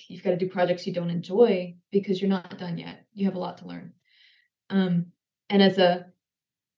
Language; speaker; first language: English; native; English